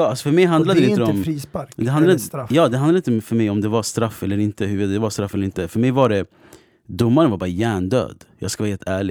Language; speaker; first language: Swedish; native; Swedish